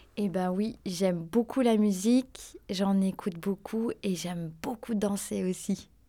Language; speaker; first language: French; early bilingual, other home language; Tamil